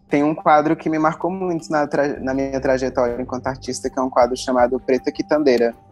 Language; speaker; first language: Portuguese; native; Portuguese